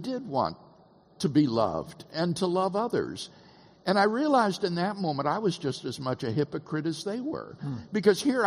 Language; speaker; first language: English; native; English